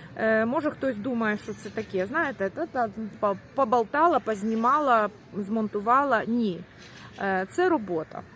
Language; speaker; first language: Ukrainian; non-native, local second language; Russian